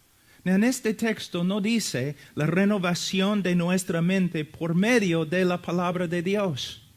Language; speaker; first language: Spanish; non-native, fluent; English